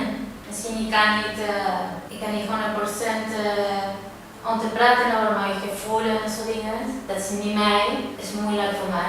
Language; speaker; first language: Dutch; non-native, learner; Spanish